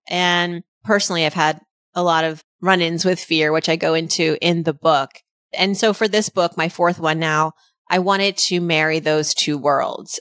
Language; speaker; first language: English; early bilingual, other home language; Persian